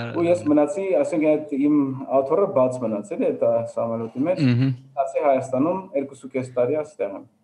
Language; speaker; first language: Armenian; early bilingual, heritage; Armenian